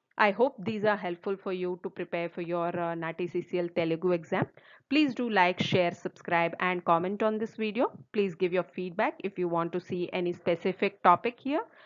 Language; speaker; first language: English; non-native, local second language; Telugu